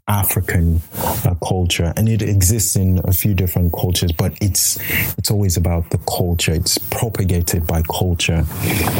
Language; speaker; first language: English; non-native, local second language; Yoruba